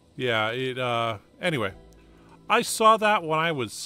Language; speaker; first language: English; native; English